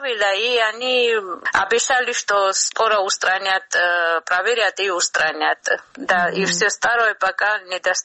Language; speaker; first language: Russian; non-native, local second language; Georgian